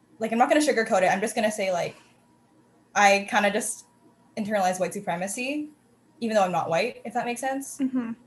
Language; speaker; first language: English; native; English